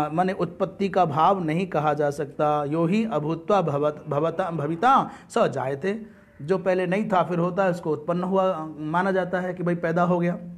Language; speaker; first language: Hindi; native; Hindi